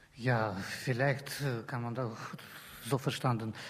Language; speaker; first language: German; non-native, fluent; Russian